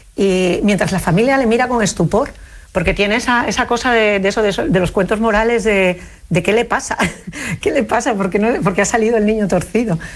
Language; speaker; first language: Spanish; native; Spanish